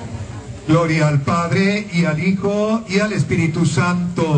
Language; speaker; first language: Spanish; native; Spanish